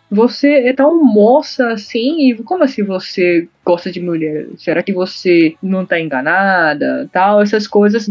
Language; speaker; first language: Portuguese; early bilingual, other home language; Japanese